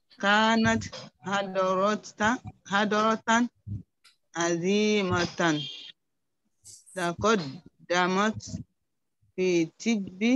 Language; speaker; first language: Arabic; non-native, learner; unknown